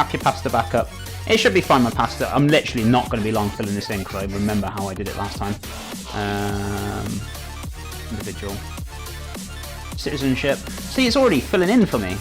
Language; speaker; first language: English; native; English